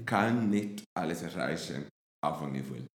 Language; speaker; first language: German; non-native, fluent; Spanish